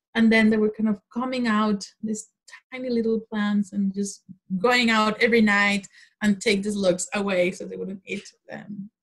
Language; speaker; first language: English; non-native, fluent; Spanish